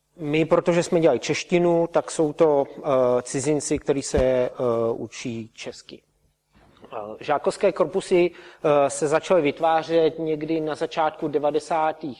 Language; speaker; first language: Czech; native; Czech